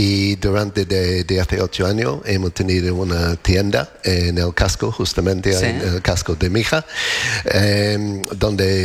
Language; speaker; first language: Spanish; non-native, learner; English